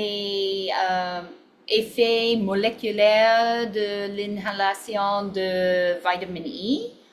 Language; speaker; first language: French; non-native, learner; English